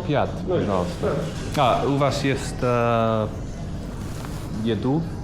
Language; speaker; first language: Russian; non-native, learner; English